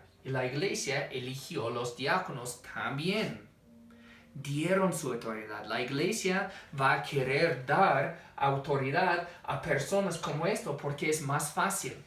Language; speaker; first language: Spanish; non-native, fluent; English